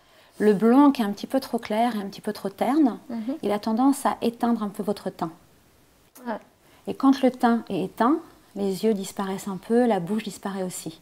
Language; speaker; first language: French; native; French